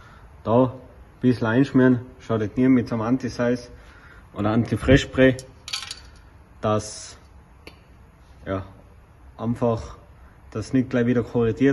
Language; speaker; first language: German; native; German